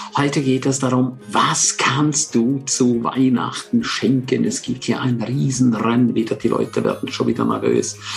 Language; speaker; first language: German; non-native, local second language; Romansh